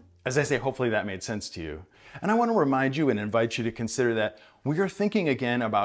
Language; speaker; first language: English; native; English